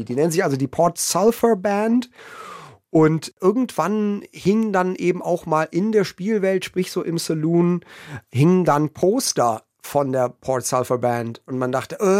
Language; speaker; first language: German; native; German